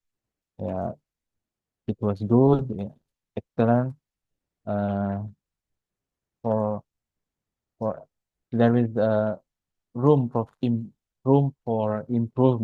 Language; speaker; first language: English; non-native, fluent; Indonesian